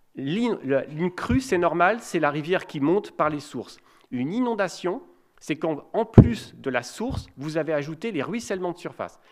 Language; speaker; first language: French; native; French